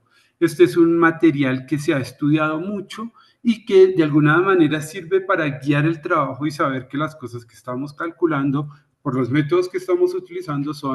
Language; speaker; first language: Spanish; native; Spanish